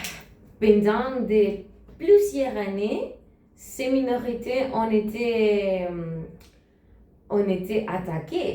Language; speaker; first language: French; non-native, learner; Spanish